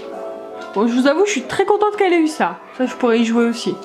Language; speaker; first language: French; native; French